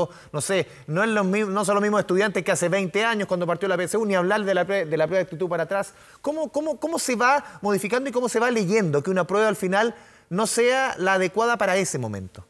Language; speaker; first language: Spanish; native; Spanish